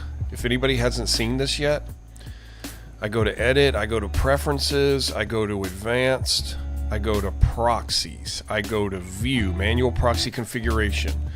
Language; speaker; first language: English; native; English